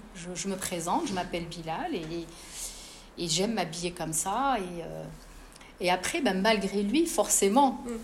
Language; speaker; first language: French; non-native, local second language; Arabic